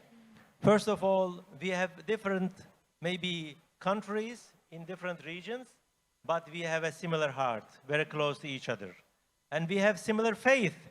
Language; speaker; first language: English; non-native, fluent; Turkish